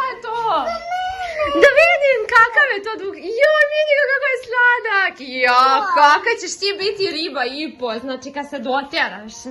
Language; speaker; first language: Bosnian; early bilingual, heritage; Serbian